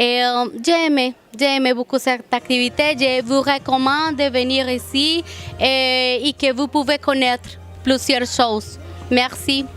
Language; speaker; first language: French; non-native, learner; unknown